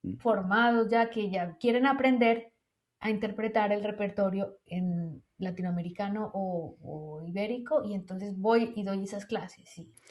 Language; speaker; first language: Spanish; native; Spanish